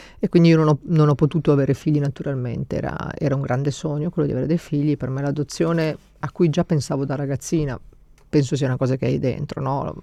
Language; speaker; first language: Italian; native; Italian